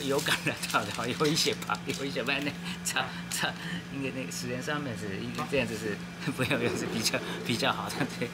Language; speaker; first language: Chinese; non-native, learner; Japanese